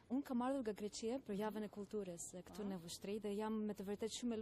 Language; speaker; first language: Albanian; non-native, learner; Greek